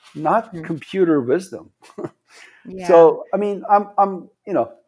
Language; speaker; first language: English; non-native, fluent; Persian